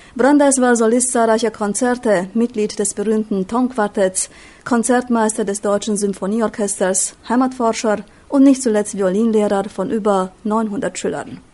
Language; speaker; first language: German; native; German